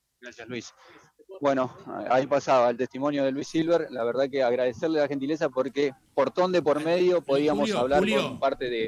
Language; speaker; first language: Spanish; native; Spanish